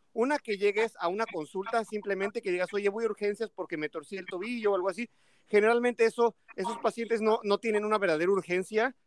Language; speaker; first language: Spanish; native; Spanish